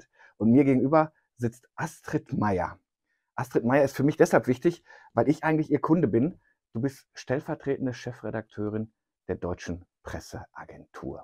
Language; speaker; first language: German; native; German